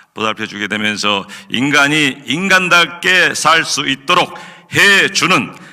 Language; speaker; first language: Korean; native; Korean